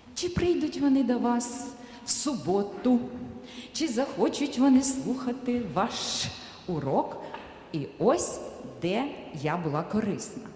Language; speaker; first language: Ukrainian; native; Ukrainian